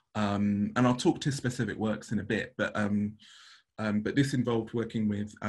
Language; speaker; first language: English; native; English